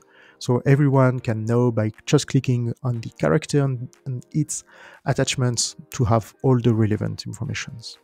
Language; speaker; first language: English; non-native, fluent; French